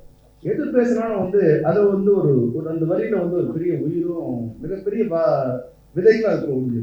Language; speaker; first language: Tamil; native; Tamil